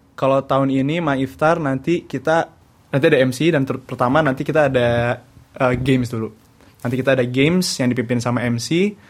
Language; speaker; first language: Indonesian; native; Indonesian